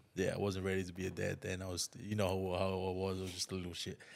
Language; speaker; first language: English; non-native, fluent; Tongan